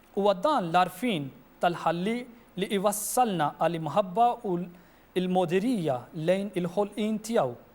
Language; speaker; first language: Maltese; non-native, fluent; Urdu